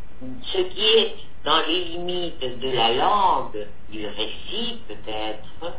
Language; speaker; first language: French; non-native, fluent; Spanish